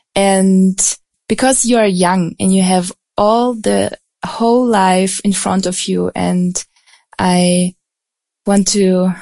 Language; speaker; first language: English; non-native, fluent; Russian